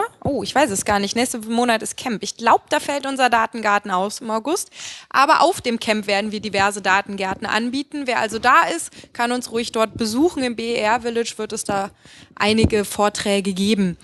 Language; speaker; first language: German; native; German